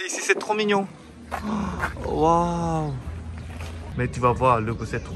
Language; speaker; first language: French; non-native, fluent; Korean